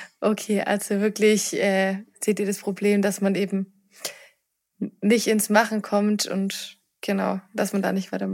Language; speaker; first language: German; native; German